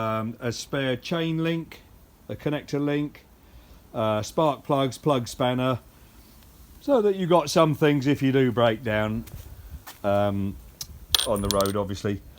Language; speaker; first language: English; native; English